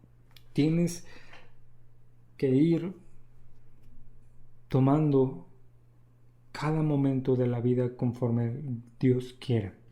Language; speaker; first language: Spanish; native; Spanish